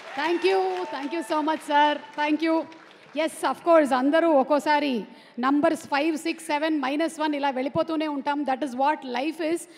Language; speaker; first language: Telugu; native; Telugu